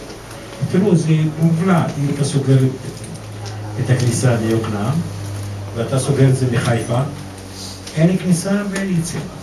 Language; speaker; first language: Hebrew; non-native, local second language; Arabic